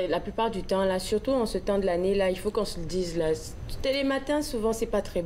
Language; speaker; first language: French; native; French